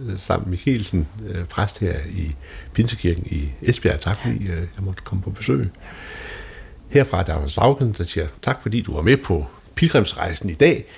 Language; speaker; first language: Danish; native; Danish